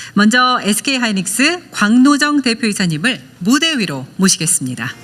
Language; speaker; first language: Korean; native; Korean